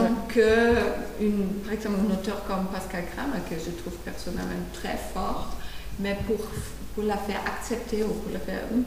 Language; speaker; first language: French; non-native, fluent; German